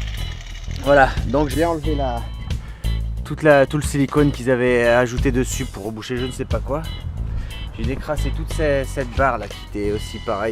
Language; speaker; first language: French; native; French